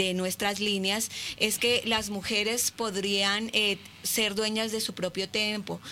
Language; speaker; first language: Spanish; native; Spanish